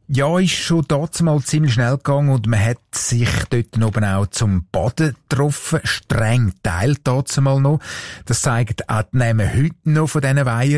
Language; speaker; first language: German; native; German